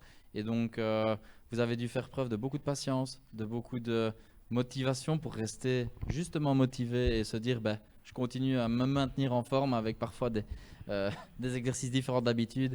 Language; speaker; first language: French; native; French